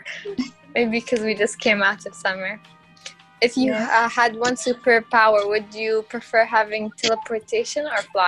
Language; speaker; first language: English; non-native, fluent; Arabic